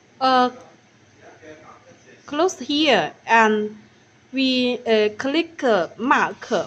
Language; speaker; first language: English; non-native, learner; Chinese